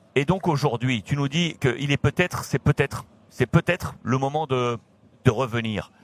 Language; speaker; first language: French; native; French